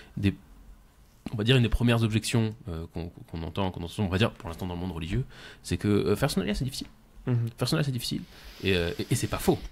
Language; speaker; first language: French; native; French